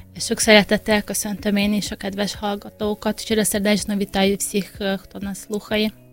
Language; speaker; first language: Hungarian; native; Hungarian